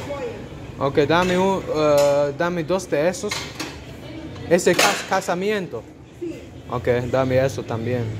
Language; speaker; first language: Spanish; non-native, learner; English